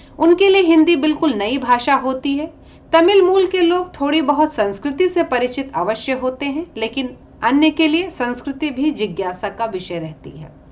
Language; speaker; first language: Hindi; native; Hindi